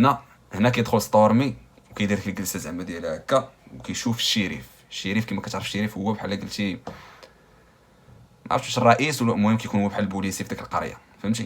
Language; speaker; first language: Arabic; native; Arabic